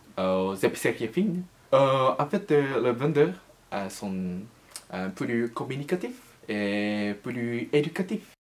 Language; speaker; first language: French; non-native, learner; Japanese